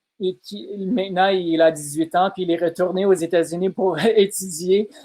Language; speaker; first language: French; non-native, fluent; English